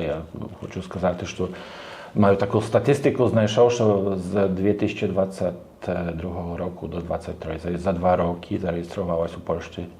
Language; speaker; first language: Ukrainian; non-native, learner; Polish